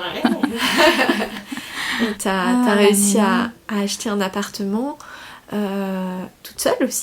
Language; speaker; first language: French; native; French